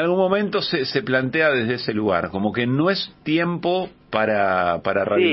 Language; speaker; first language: Spanish; native; Spanish